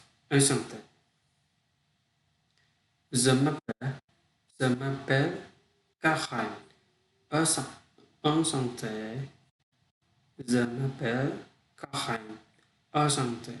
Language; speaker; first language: French; non-native, learner; Vietnamese